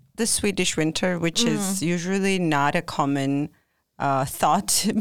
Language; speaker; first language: English; non-native, fluent; Georgian